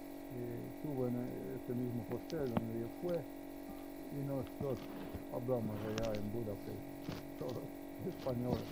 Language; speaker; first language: Spanish; non-native, learner; Slovenian